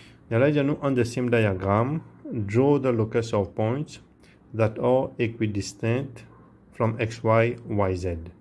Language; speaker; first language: English; non-native, local second language; Morisyen